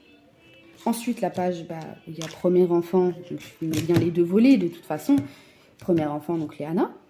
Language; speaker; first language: French; native; French